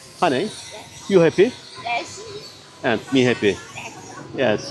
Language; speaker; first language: English; non-native, learner; Turkish